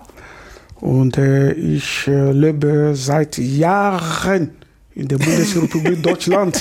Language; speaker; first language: German; non-native, fluent; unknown